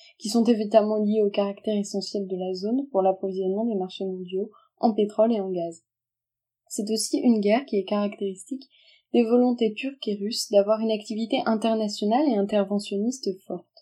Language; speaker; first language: French; native; French